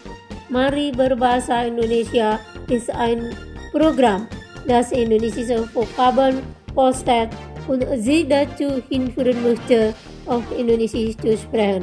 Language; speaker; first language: German; non-native, fluent; Indonesian